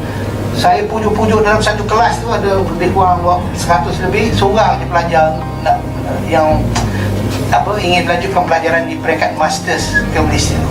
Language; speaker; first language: Malay; native; Malay